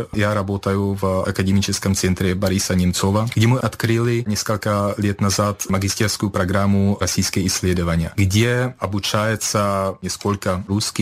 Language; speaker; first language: Russian; non-native, fluent; Czech